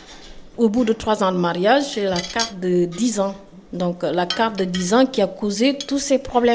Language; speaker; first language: French; non-native, local second language; Wolof